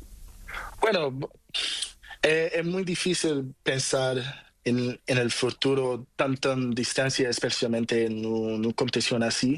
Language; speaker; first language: Spanish; non-native, learner; Portuguese